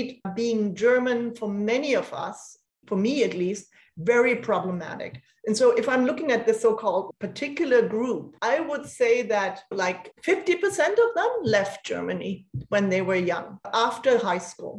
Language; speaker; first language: English; non-native, fluent; German